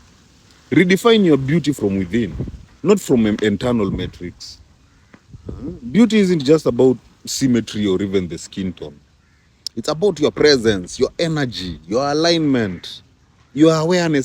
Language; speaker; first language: English; non-native, local second language; Swahili